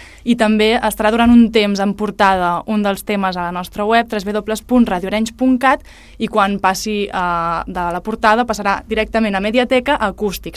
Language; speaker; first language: Catalan; native; Catalan